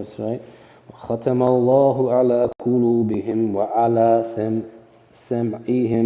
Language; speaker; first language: Arabic; non-native, learner; English